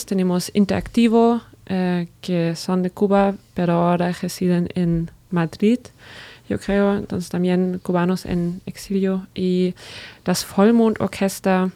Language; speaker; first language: Spanish; non-native, fluent; German